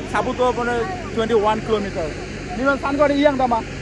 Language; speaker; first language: Chinese; non-native, learner; Bangla